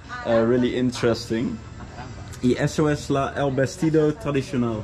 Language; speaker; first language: Spanish; non-native, learner; Dutch